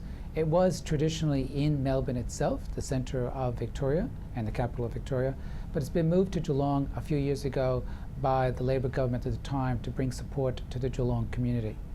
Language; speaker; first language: English; native; English